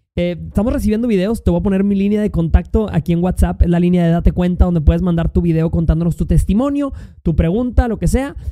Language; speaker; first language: Spanish; native; Spanish